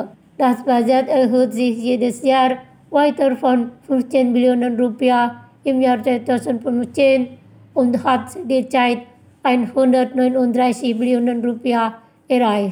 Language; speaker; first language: German; non-native, fluent; Indonesian